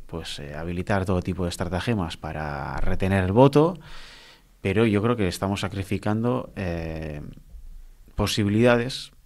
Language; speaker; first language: Spanish; non-native, local second language; Basque